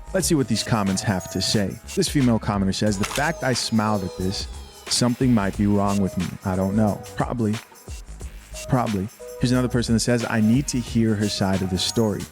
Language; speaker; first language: English; native; English